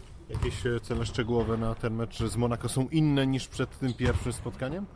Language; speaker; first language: Polish; native; Polish